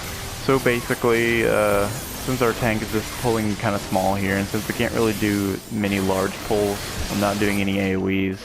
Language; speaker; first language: English; native; English